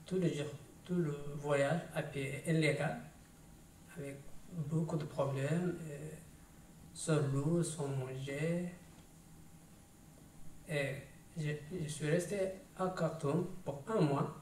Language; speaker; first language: French; non-native, learner; Tigrinya